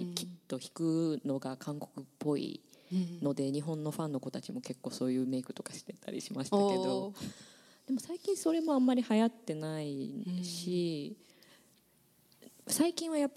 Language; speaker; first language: Japanese; native; Japanese